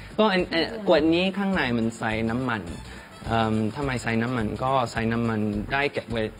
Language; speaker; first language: Thai; non-native, fluent; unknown